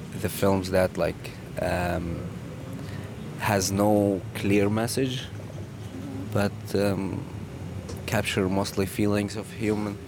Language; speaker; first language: English; non-native, fluent; Arabic